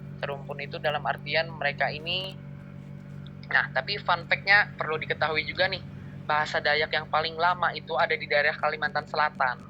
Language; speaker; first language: Indonesian; non-native, local second language; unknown